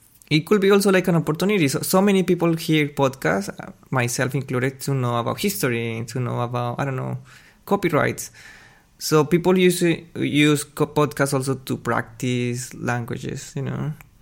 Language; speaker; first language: English; non-native, fluent; Spanish